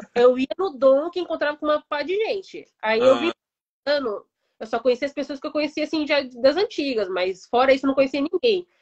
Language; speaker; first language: Portuguese; early bilingual, heritage; Japanese